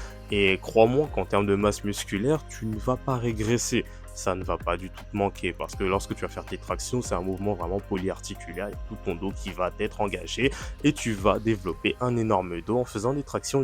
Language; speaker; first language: French; native; French